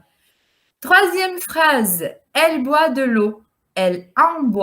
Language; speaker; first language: French; non-native, fluent; Portuguese